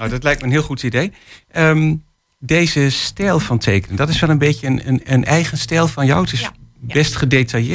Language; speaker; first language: Dutch; native; Dutch